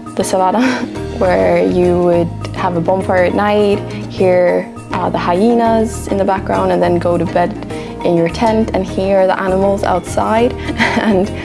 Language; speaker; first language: English; non-native, fluent; Swedish